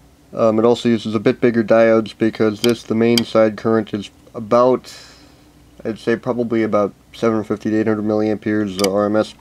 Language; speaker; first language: English; native; English